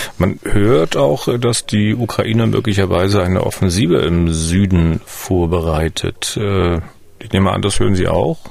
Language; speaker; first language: German; native; German